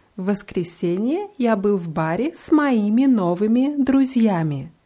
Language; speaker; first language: Russian; non-native, learner; German